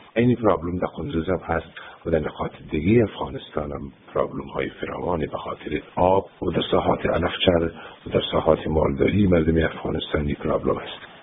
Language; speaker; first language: Persian; native; Persian